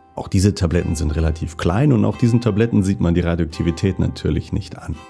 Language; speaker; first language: German; native; German